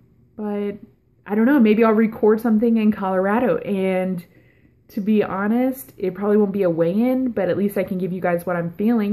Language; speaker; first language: English; native; English